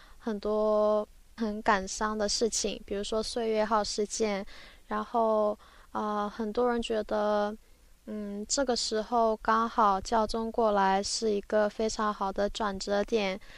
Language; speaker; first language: Chinese; early bilingual, other home language; Korean